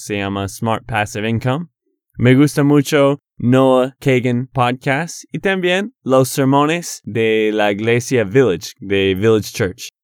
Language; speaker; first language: Spanish; non-native, fluent; English